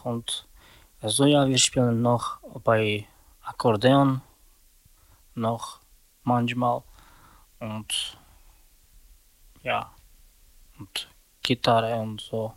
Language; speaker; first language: German; non-native, learner; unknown